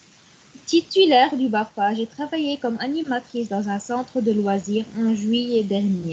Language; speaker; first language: French; non-native, learner; Arabic